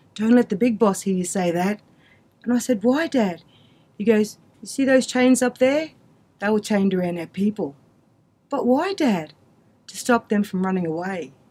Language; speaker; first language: English; native; English